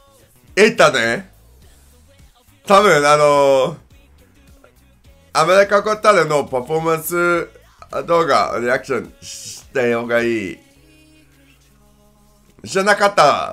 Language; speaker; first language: Japanese; non-native, learner; English